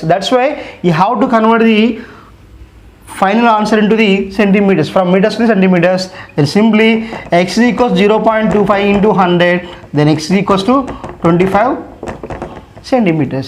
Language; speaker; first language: English; non-native, local second language; Telugu